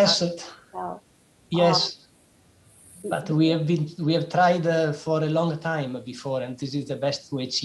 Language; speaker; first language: English; non-native, fluent; Spanish